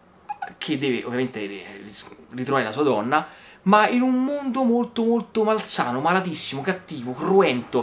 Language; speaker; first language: Italian; native; Italian